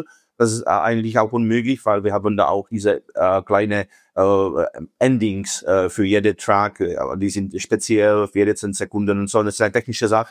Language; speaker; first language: German; non-native, fluent; Czech